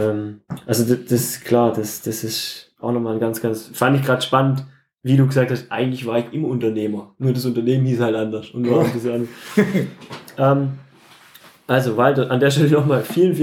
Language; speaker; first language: German; native; German